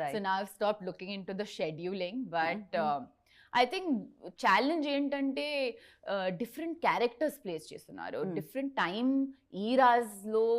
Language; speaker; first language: Telugu; non-native, learner; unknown